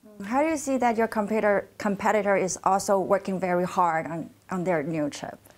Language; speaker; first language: English; non-native, fluent; Chinese